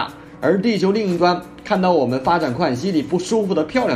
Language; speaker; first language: Chinese; native; Chinese